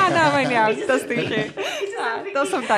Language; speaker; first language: Welsh; native; Welsh